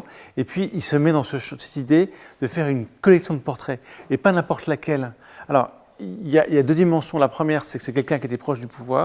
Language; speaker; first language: French; native; French